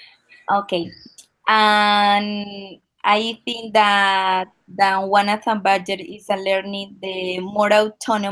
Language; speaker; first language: English; non-native, learner; Spanish